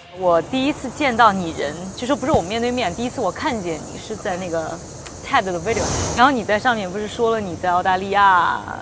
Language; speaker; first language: Chinese; native; Chinese